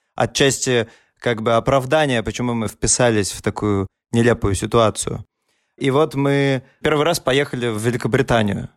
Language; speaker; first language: Russian; native; Russian